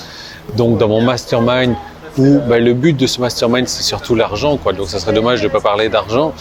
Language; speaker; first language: French; native; French